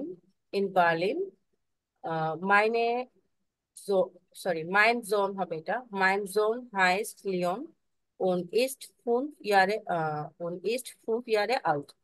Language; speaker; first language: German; non-native, learner; Bangla